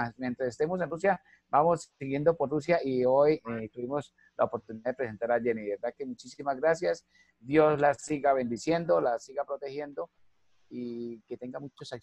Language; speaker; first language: Spanish; native; Spanish